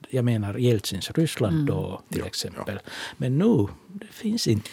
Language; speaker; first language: Swedish; non-native, local second language; Finnish